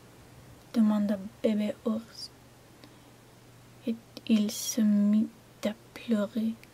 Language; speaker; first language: French; non-native, learner; English